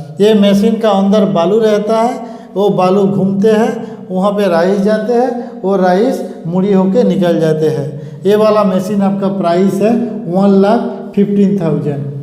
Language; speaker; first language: Hindi; non-native, local second language; Bangla